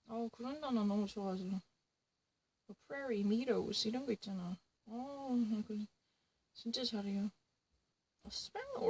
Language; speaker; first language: Korean; early bilingual, heritage; English